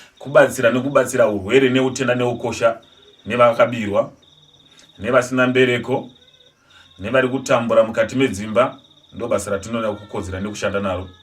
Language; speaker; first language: Shona; non-native, local second language; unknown